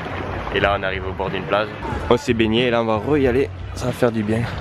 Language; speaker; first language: French; native; French